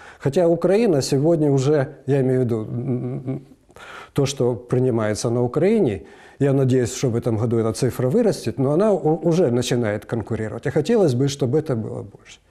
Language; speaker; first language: Russian; native; Russian